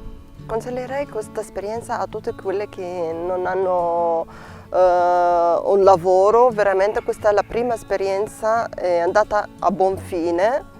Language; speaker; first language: Italian; non-native, learner; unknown